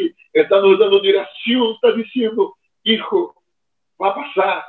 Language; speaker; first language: Spanish; non-native, fluent; Portuguese